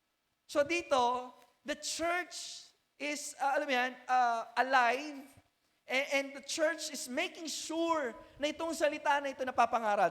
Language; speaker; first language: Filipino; native; Filipino